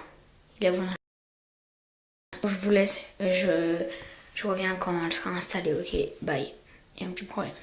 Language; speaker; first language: French; native; French